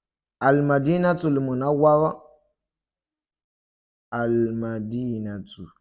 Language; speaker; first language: Arabic; non-native, fluent; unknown